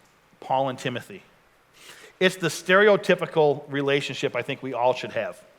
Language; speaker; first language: English; native; English